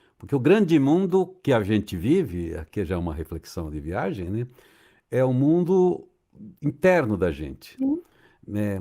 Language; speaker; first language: Portuguese; native; Portuguese